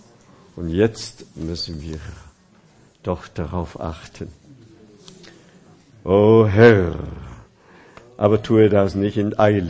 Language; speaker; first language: German; non-native, fluent; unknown